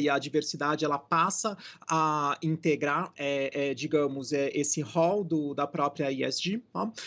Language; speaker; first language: Portuguese; native; Portuguese